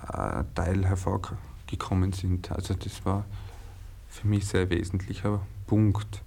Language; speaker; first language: German; native; German